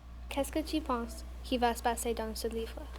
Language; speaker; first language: French; non-native, local second language; English